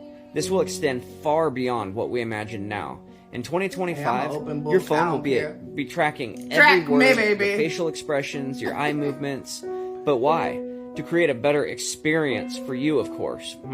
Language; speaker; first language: English; native; English